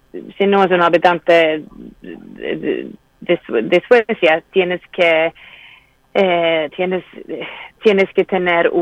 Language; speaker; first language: Spanish; non-native, fluent; Swedish